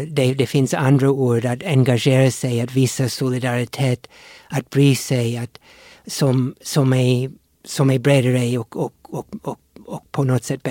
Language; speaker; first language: Swedish; non-native, fluent; English